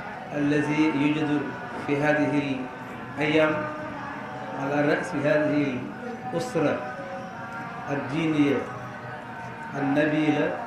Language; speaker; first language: Arabic; non-native, fluent; Wolof